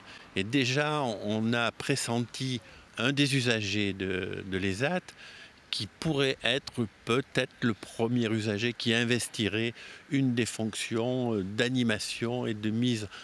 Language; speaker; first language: French; native; French